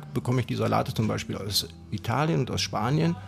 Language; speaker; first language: German; native; German